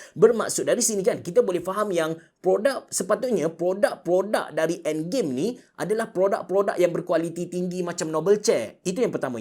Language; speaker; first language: Malay; native; Malay